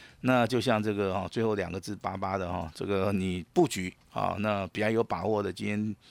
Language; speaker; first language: Chinese; native; Chinese